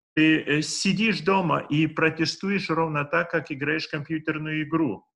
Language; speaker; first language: Russian; non-native, local second language; Lithuanian